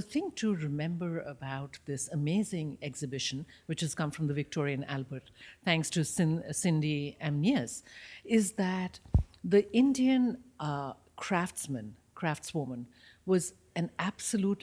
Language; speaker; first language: English; non-native, local second language; Bangla